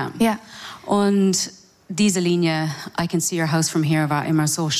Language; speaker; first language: German; non-native, fluent; English